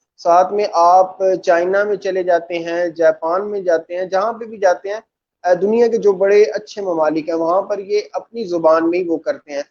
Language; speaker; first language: Urdu; non-native, local second language; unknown